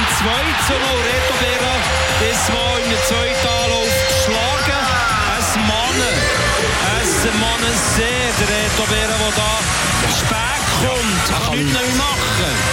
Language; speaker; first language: German; native; German